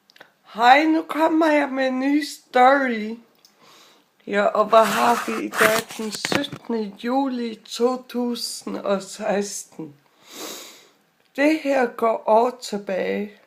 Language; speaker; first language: Danish; non-native, local second language; Faroese